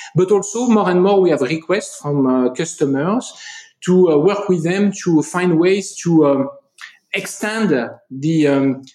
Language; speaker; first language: English; non-native, fluent; French